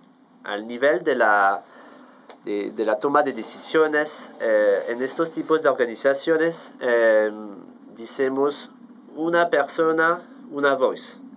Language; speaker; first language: Spanish; non-native, fluent; French